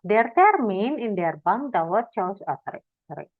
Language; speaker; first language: German; non-native, learner; Indonesian